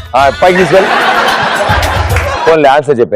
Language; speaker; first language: Telugu; native; Telugu